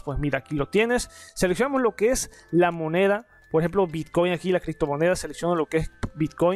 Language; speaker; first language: Spanish; native; Spanish